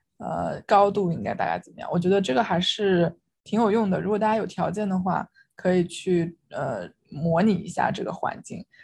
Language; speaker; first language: Chinese; native; Chinese